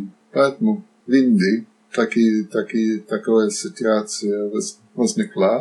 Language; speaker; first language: Russian; non-native, fluent; Slovak